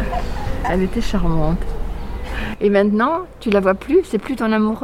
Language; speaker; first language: French; native; French